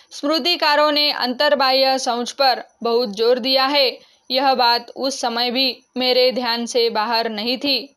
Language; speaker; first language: Hindi; non-native, local second language; Marathi